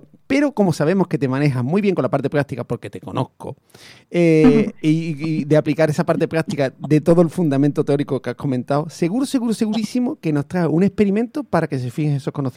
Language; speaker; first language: Spanish; native; Spanish